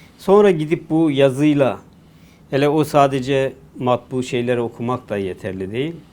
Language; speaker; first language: Turkish; native; Turkish